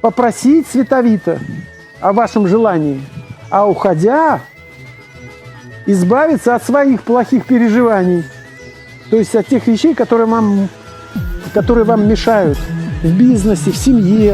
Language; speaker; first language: Russian; native; Russian